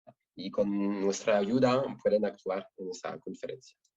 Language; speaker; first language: Spanish; non-native, learner; French